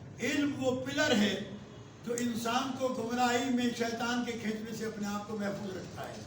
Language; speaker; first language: Urdu; non-native, local second language; Sindhi